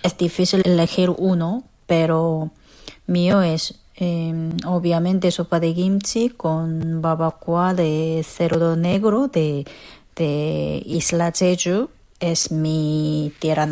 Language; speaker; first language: Spanish; non-native, fluent; Korean